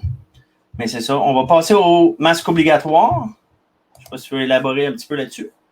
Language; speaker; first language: French; native; French